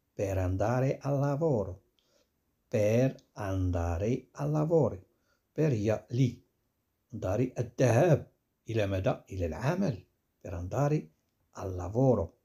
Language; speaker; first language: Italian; non-native, fluent; Arabic